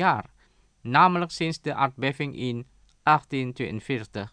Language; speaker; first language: Dutch; non-native, fluent; Indonesian